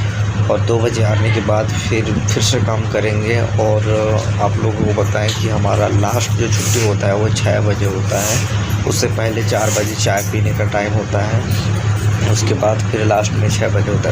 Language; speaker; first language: Hindi; non-native, local second language; Chhattisgarhi